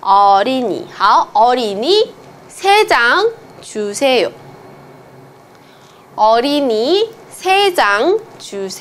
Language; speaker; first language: Korean; non-native, fluent; Chinese